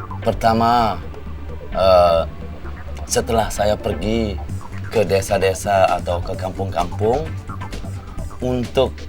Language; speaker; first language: Indonesian; non-native, local second language; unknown